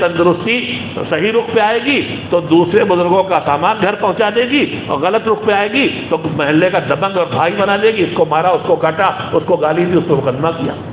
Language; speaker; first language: Urdu; native; Urdu